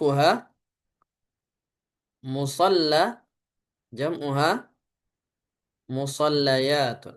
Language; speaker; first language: Arabic; non-native, fluent; Indonesian